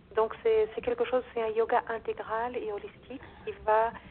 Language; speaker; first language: French; non-native, fluent; Portuguese